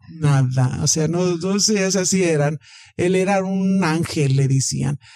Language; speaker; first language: Spanish; early bilingual, heritage; Spanish